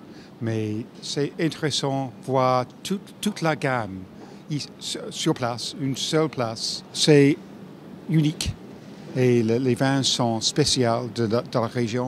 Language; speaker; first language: French; non-native, fluent; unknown